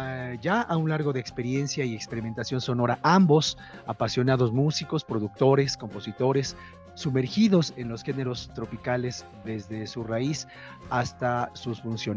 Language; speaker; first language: Spanish; native; Spanish